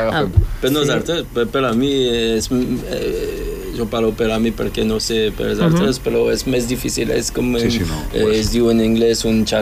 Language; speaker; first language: Catalan; non-native, fluent; English